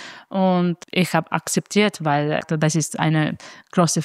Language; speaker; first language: German; non-native, fluent; Italian